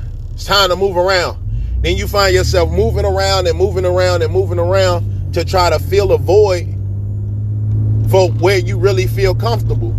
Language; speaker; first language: English; native; English